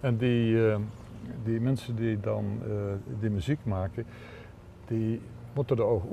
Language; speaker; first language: Dutch; native; Dutch